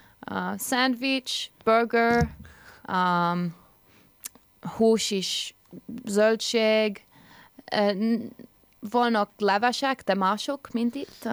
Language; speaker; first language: Hungarian; early bilingual, heritage; Hungarian